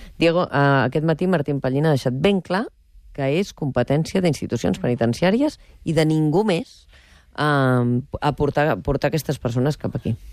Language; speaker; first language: Catalan; native; Catalan